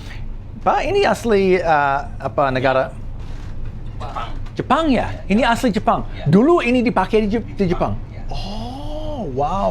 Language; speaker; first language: Indonesian; non-native, fluent; English